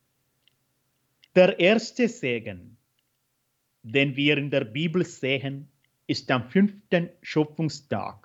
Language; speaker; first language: German; non-native, fluent; Malayalam